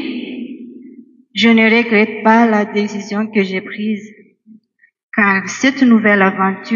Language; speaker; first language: French; non-native, local second language; Malagasy